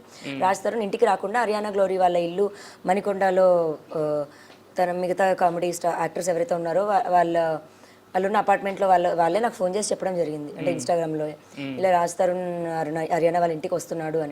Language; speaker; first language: Telugu; native; Telugu